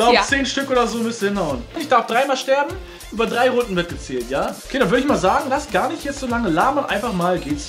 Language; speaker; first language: German; native; German